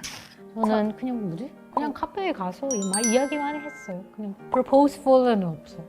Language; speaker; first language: Korean; non-native, fluent; Indonesian